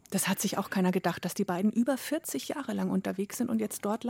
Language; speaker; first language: German; native; German